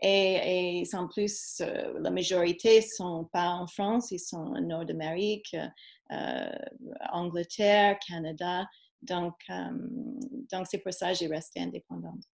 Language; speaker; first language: French; non-native, fluent; English